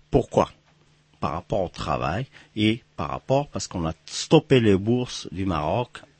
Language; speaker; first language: French; non-native, local second language; Arabic